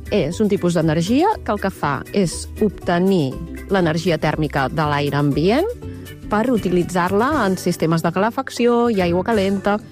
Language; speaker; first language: Catalan; native; Catalan